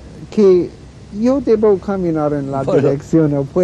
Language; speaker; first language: Spanish; non-native, fluent; English